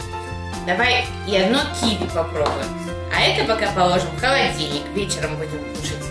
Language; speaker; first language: Russian; native; Russian